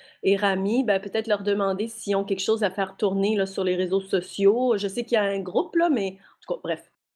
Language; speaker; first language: French; native; French